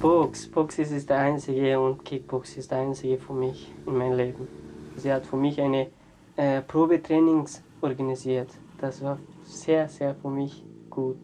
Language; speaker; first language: German; non-native, learner; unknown